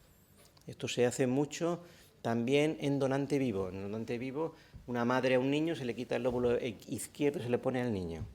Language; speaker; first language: Spanish; native; Spanish